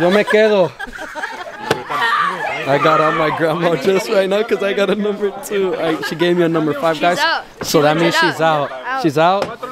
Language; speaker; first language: English; early bilingual, other home language; Spanish